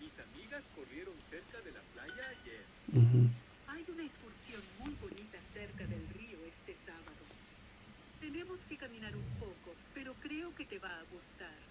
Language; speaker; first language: Spanish; non-native, learner; French